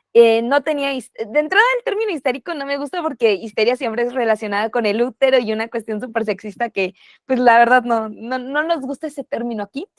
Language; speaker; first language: Spanish; native; Spanish